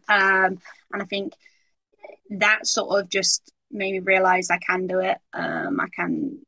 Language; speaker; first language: English; native; English